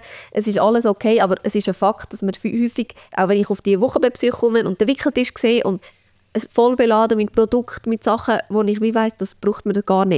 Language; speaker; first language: German; native; German